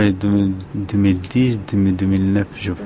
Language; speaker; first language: French; non-native, learner; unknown